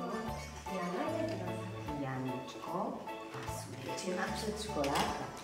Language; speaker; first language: Polish; native; Polish